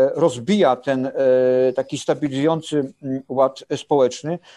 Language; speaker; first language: Polish; non-native, fluent; German